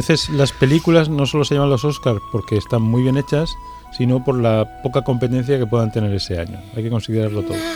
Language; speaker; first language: Spanish; native; Spanish